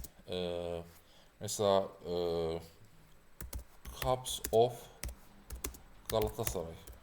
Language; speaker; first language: English; non-native, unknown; Turkish